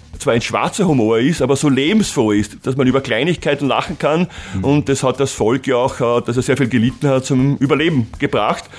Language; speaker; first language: German; native; German